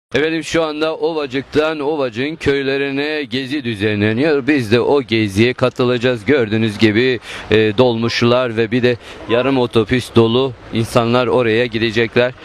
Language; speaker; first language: Turkish; non-native, local second language; Zaza